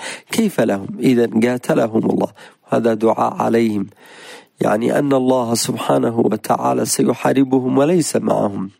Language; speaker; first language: Arabic; native; Arabic